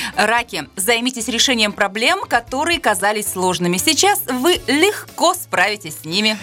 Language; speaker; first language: Russian; native; Russian